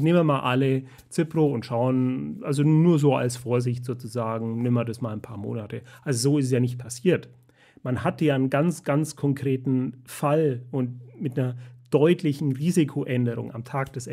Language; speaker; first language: German; native; German